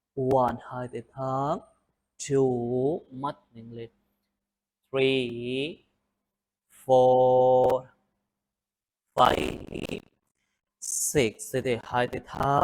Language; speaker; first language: Vietnamese; non-native, learner; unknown